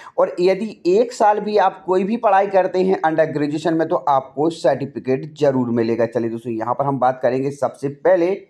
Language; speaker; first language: Hindi; native; Hindi